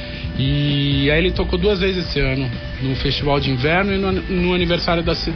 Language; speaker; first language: Portuguese; native; Portuguese